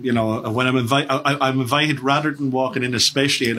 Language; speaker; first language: English; native; English